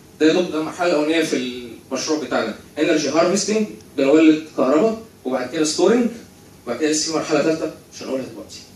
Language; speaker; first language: Arabic; native; Arabic